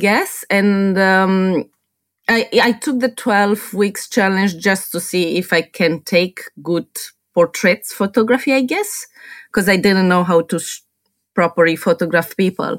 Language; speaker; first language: English; non-native, fluent; Romanian